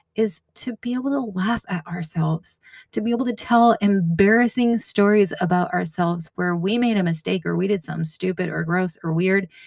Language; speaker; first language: English; native; English